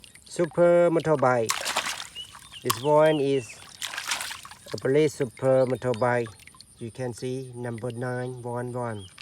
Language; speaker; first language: English; non-native, learner; Indonesian